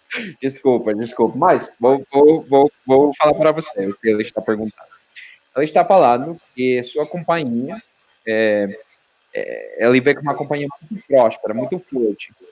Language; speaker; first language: Portuguese; non-native, fluent; Spanish